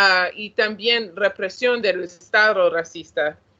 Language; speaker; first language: Spanish; non-native, learner; English